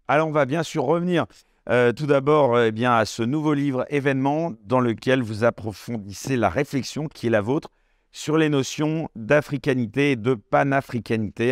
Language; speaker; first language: French; native; French